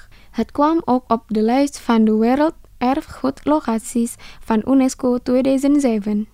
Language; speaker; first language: Dutch; non-native, fluent; Indonesian